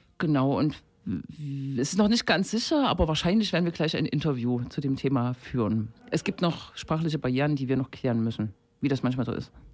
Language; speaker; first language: German; native; German